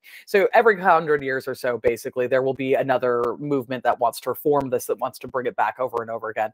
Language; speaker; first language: English; native; English